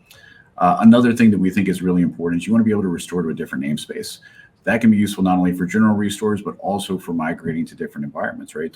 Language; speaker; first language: English; native; English